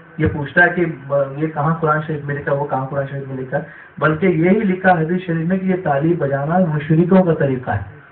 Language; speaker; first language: Urdu; native; Urdu